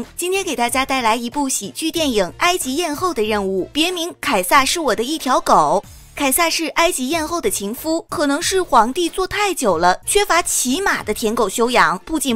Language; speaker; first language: Chinese; native; Chinese